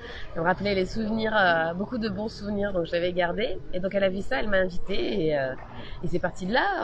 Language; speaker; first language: French; native; French